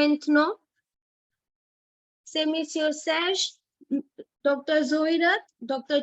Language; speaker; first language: French; non-native, fluent; Hindi